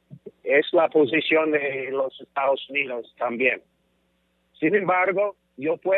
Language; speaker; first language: Spanish; non-native, fluent; English